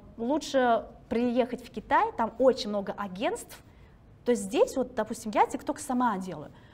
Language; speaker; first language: Russian; early bilingual, other home language; Chinese